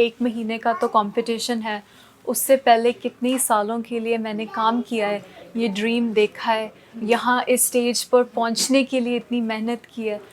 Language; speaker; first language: Hindi; non-native, local second language; Punjabi